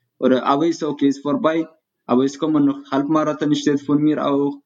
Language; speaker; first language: German; non-native, learner; Tigrinya